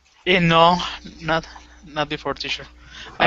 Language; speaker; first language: English; non-native, fluent; Spanish